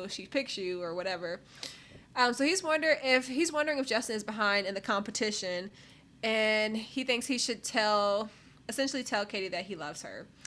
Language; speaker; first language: English; native; English